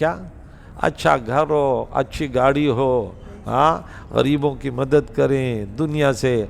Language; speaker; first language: Urdu; non-native, local second language; Pashto